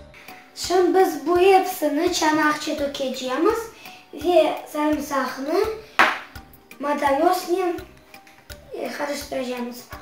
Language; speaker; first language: Turkish; early bilingual, heritage; Crimean Tatar